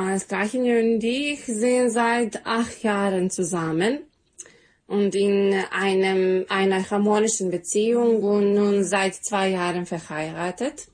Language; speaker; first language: German; non-native, learner; Serbian